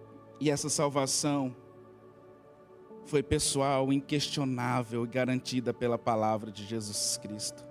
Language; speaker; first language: Portuguese; native; Portuguese